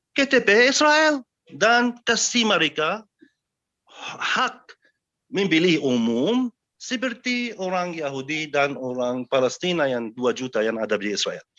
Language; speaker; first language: Indonesian; non-native, fluent; Arabic